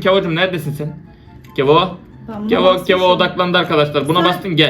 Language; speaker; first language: Turkish; native; Turkish